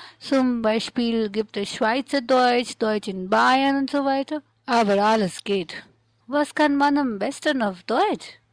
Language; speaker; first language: German; non-native, learner; Hindi